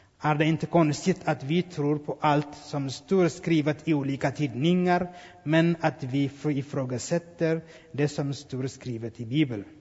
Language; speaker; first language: Swedish; non-native, fluent; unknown